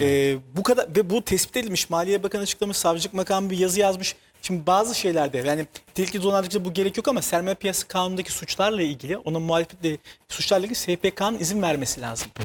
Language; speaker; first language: Turkish; native; Turkish